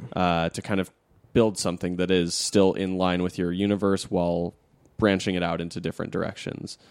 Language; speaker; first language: English; native; English